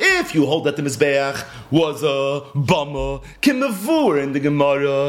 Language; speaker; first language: English; native; English